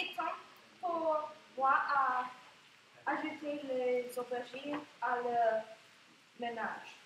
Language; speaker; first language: French; non-native, learner; English